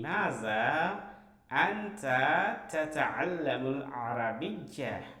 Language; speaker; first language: Arabic; non-native, fluent; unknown